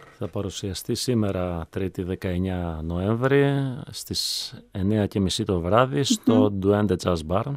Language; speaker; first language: Greek; early bilingual, heritage; Greek